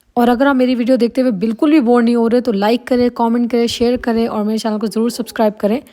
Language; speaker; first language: Urdu; native; Urdu